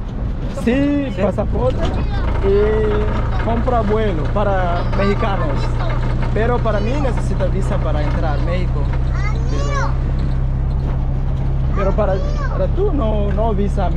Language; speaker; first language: Spanish; non-native, learner; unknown